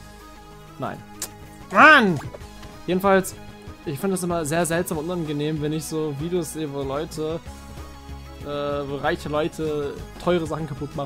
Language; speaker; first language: German; native; German